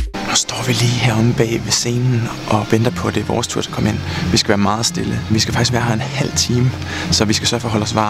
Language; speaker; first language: Danish; native; Danish